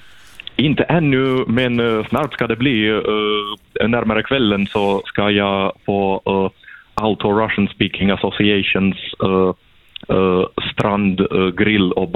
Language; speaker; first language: Swedish; non-native, fluent; Russian